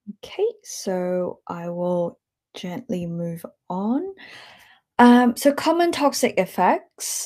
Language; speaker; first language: English; native; English